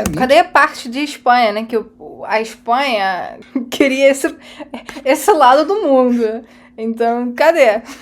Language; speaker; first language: Portuguese; non-native, fluent; Russian